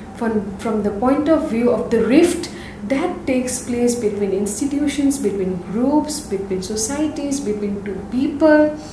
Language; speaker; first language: English; non-native, local second language; Assamese